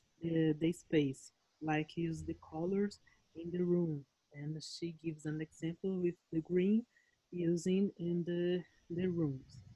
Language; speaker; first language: English; non-native, learner; Portuguese